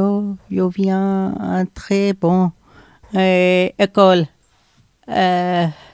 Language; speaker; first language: French; non-native, learner; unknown